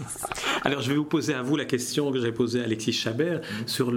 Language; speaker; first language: French; native; French